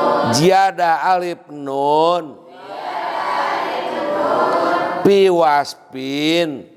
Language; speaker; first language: Arabic; non-native, fluent; Indonesian